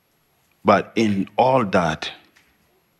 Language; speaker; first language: English; non-native, learner; Arabic